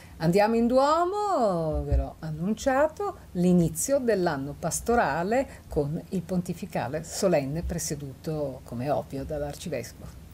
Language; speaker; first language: Italian; native; Italian